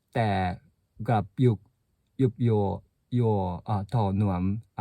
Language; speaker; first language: Thai; non-native, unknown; Japanese